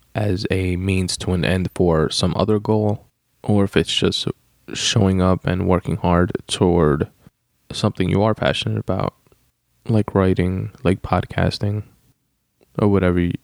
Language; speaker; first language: English; early bilingual, other home language; Spanish